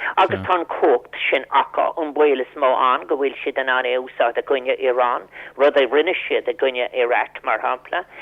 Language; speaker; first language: Irish; non-native, local second language; English